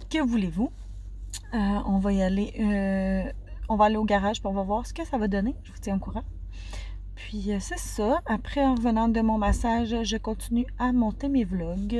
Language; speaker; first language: French; native; French